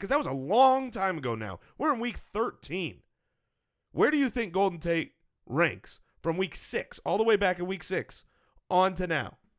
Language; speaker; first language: English; native; English